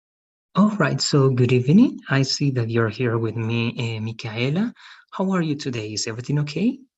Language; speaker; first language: English; non-native, fluent; Spanish